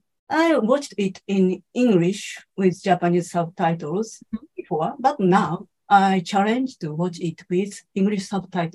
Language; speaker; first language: English; non-native, learner; Japanese